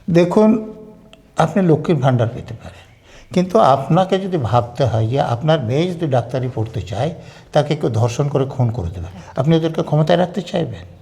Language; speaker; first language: Bangla; native; Bangla